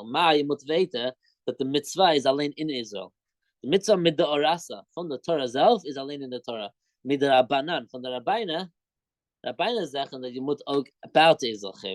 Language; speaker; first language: Dutch; non-native, fluent; English